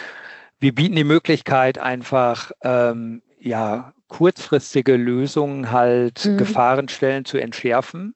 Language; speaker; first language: German; native; German